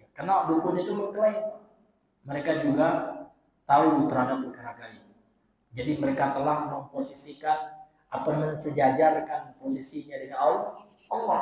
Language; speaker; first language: Indonesian; non-native, local second language; Minangkabau